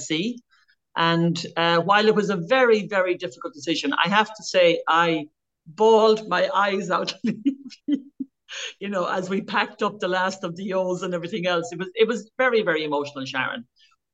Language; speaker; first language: English; native; English